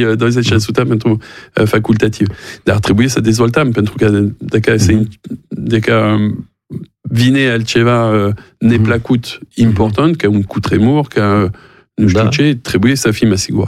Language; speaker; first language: Romanian; non-native, learner; French